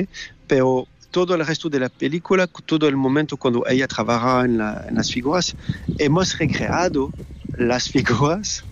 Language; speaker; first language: Spanish; non-native, fluent; French